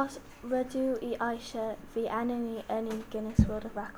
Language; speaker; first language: Welsh; non-native, local second language; English